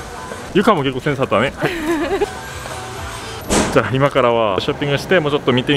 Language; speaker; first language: Japanese; non-native, fluent; Korean